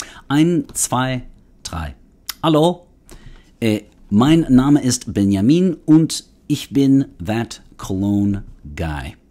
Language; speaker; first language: German; non-native, learner; English